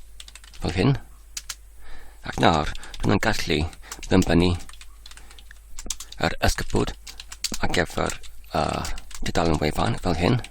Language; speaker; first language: Welsh; non-native, fluent; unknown